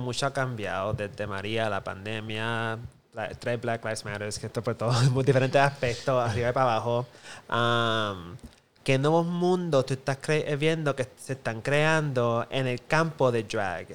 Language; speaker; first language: Spanish; early bilingual, heritage; Spanish